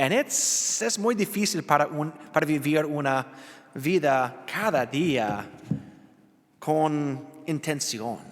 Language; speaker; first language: Spanish; non-native, learner; English